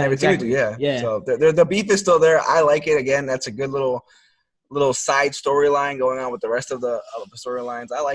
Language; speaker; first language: English; native; English